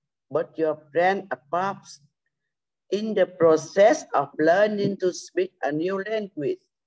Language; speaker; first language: English; non-native, learner; Vietnamese